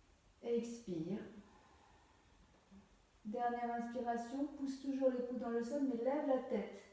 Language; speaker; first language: French; native; French